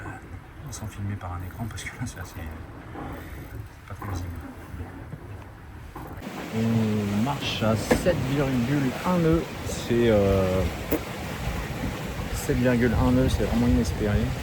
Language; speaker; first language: French; native; French